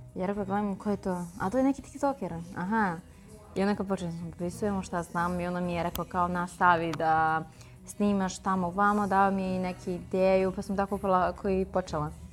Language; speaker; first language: Serbian; non-native, fluent; Chinese